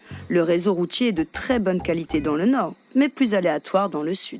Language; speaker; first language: French; native; French